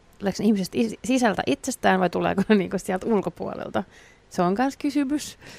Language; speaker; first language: Finnish; native; Finnish